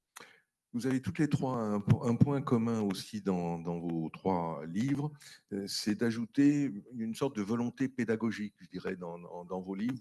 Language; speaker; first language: French; native; French